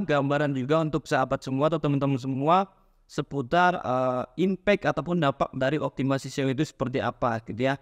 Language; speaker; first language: Indonesian; native; Indonesian